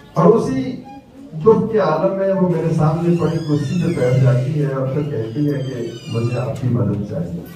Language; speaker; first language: Urdu; non-native, local second language; Punjabi